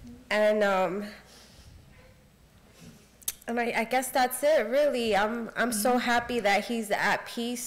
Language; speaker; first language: English; early bilingual, other home language; Spanish